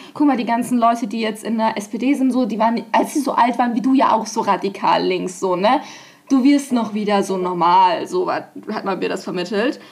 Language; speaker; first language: German; native; German